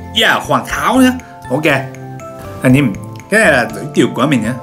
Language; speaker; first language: Vietnamese; non-native, fluent; Japanese